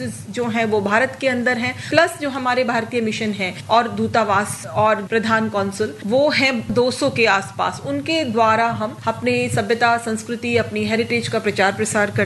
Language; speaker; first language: Hindi; native; Hindi